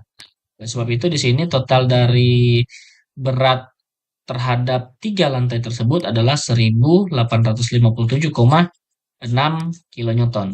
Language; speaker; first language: Indonesian; native; Indonesian